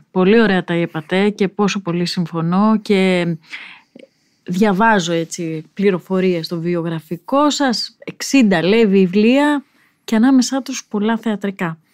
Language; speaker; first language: Greek; native; Greek